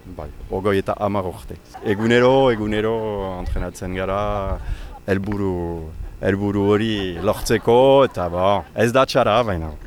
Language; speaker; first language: Basque; native; Basque